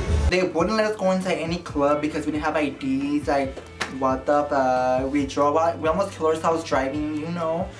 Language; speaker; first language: English; early bilingual, other home language; Spanish